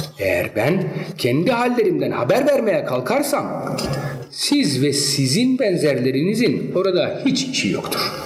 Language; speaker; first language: Turkish; early bilingual, heritage; Turkish